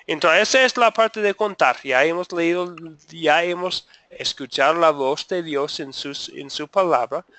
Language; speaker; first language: Spanish; non-native, fluent; English